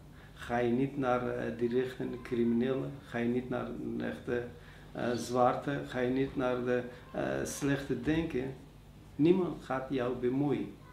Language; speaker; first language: Dutch; non-native, learner; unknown